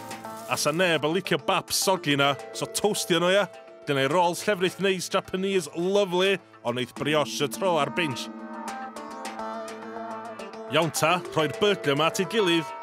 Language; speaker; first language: Welsh; native; Welsh